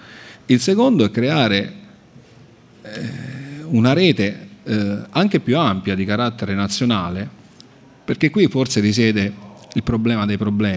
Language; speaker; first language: Italian; native; Italian